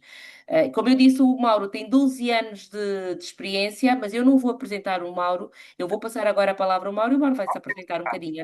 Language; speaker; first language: Portuguese; native; Portuguese